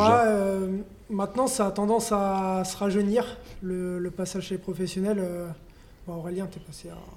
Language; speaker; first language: French; native; French